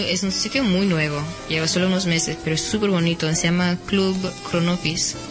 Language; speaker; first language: Spanish; non-native, fluent; English